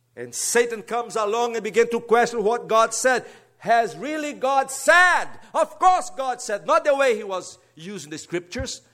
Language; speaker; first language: English; non-native, fluent; Portuguese